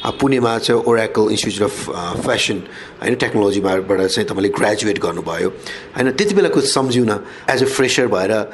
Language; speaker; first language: Nepali; native; Nepali